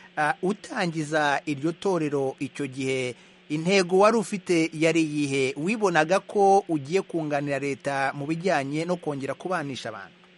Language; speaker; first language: Kinyarwanda; native; Kinyarwanda